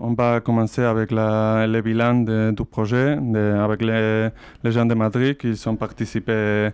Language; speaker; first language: French; non-native, learner; Spanish